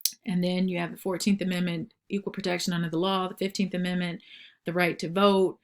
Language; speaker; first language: English; native; English